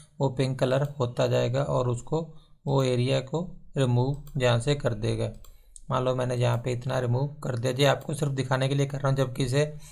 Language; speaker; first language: Hindi; non-native, local second language; Punjabi